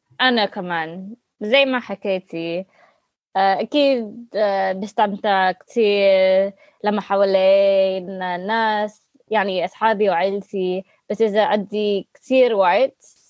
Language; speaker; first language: Arabic; non-native, learner; English